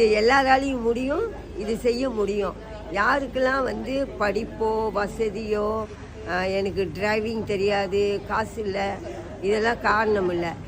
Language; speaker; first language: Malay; non-native, local second language; Tamil